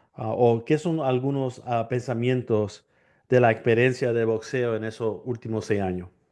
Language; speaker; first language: Spanish; early bilingual, heritage; English